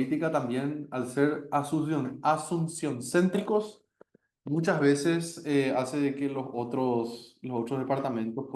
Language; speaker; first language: Spanish; native; Spanish